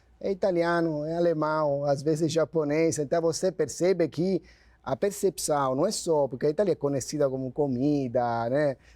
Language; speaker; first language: Portuguese; non-native, fluent; Italian